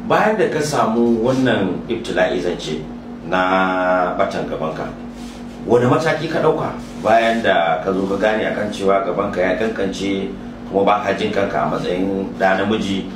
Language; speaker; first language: Hausa; native; Hausa